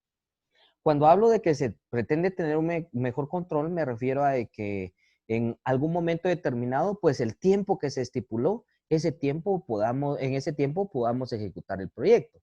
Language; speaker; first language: Spanish; native; Spanish